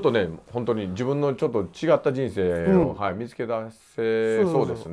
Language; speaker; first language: Japanese; native; Japanese